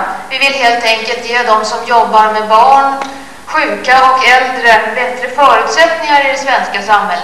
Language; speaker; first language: Swedish; native; Swedish